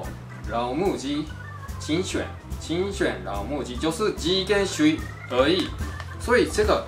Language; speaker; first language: Chinese; non-native, fluent; Japanese